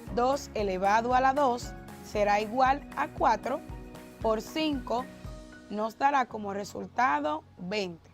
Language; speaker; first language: Spanish; native; Spanish